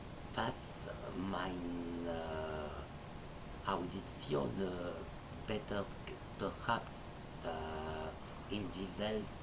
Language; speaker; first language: German; non-native, learner; French